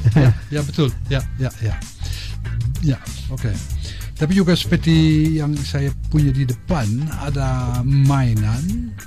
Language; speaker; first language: Indonesian; non-native, fluent; Dutch